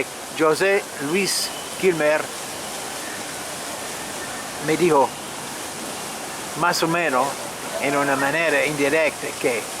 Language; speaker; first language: Spanish; non-native, fluent; French